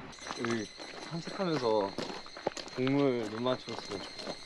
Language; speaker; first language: Korean; early bilingual, heritage; Korean